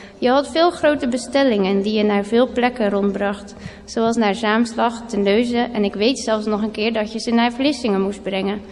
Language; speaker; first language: Dutch; native; Dutch